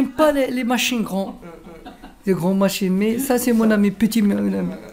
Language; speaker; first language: French; non-native, local second language; Arabic